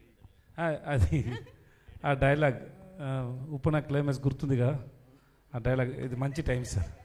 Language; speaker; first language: Telugu; non-native, learner; Tamil